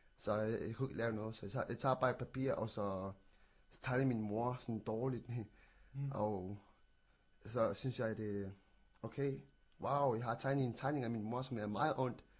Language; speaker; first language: Danish; non-native, local second language; Kalaallisut